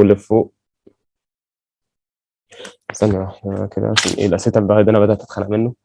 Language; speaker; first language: Arabic; native; Arabic